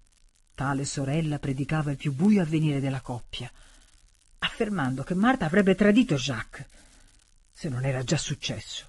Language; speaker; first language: Italian; native; Italian